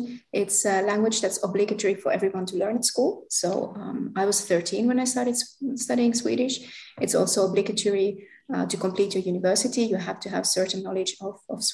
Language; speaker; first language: English; non-native, fluent; Finnish